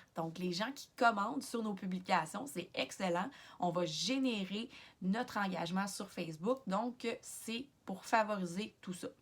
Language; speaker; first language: French; native; French